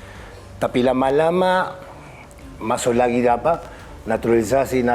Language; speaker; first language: Indonesian; non-native, fluent; Spanish